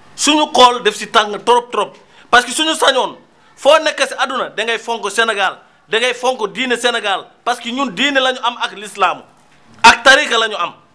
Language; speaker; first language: Wolof; non-native, local second language; Fula